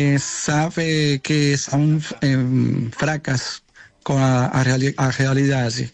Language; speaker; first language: Portuguese; non-native, learner; Spanish